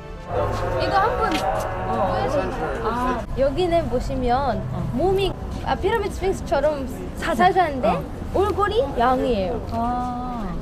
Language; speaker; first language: Korean; non-native, fluent; Arabic